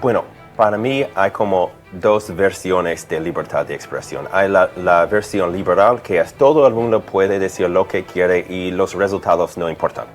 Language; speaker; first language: Spanish; non-native, fluent; English